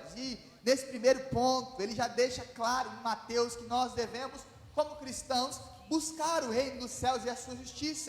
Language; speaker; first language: Portuguese; native; Portuguese